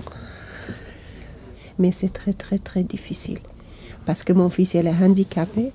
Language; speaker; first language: French; non-native, learner; Kurdish